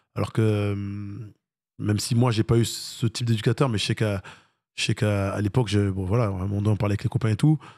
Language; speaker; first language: French; native; French